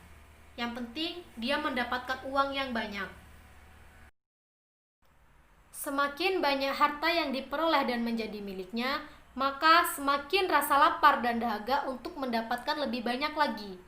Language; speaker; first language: Indonesian; native; Indonesian